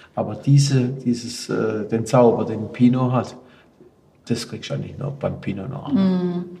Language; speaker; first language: German; native; German